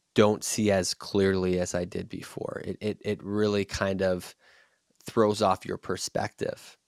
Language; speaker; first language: English; native; English